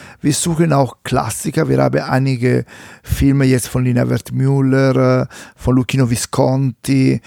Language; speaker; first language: German; non-native, fluent; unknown